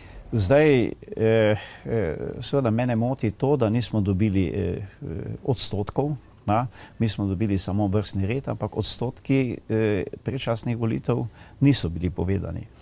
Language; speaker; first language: Slovenian; native; Slovenian